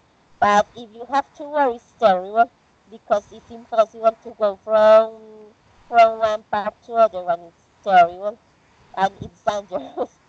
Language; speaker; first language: English; non-native, fluent; Spanish